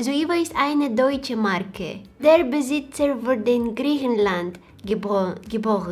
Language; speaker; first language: German; non-native, learner; Bulgarian